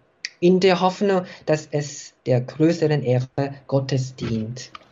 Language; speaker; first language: German; non-native, fluent; Korean